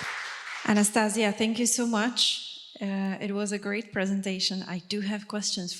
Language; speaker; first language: English; non-native, fluent; Czech